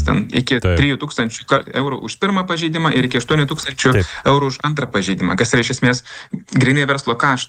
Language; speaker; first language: Lithuanian; native; Lithuanian